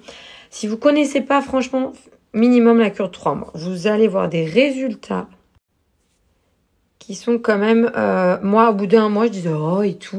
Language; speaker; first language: French; native; French